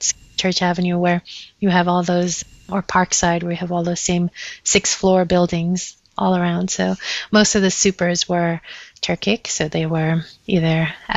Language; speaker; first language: English; early bilingual, other home language; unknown